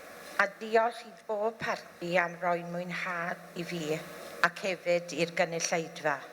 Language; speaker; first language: Welsh; native; Welsh